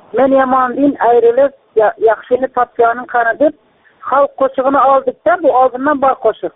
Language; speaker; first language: Uzbek; native; Uzbek